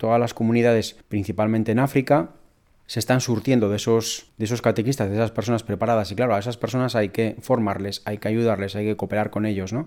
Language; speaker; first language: Spanish; native; Spanish